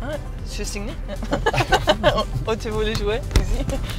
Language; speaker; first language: French; non-native, learner; Serbian